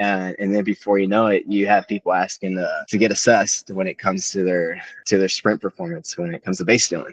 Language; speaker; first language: English; native; English